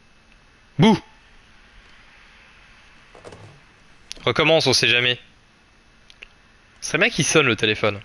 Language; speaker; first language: French; native; French